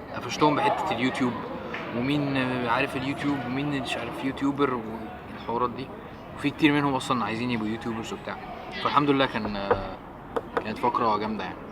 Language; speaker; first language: Egyptian Arabic; early bilingual, heritage; Arabic